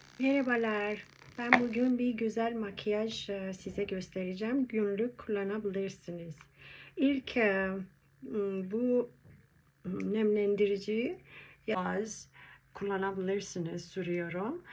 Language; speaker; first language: Turkish; non-native, learner; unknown